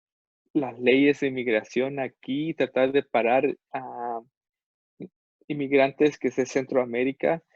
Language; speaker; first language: Spanish; non-native, fluent; English